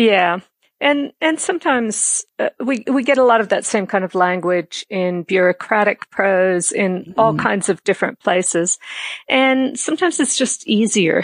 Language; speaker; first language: English; native; English